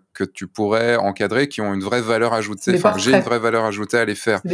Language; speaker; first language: French; native; French